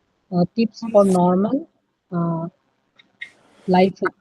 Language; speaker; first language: English; non-native, local second language; Hindi